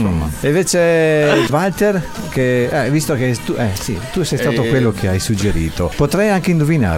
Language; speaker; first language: Italian; native; Italian